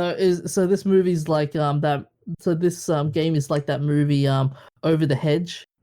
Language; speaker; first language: English; native; English